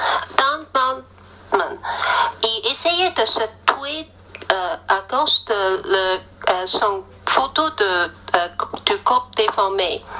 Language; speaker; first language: French; non-native, learner; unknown